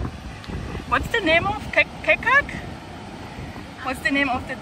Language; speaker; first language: English; non-native, learner; German